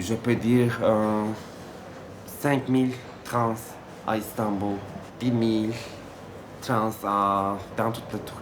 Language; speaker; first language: French; non-native, fluent; Turkish